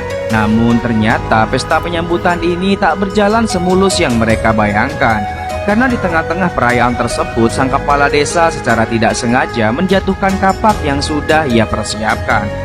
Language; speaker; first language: Indonesian; native; Indonesian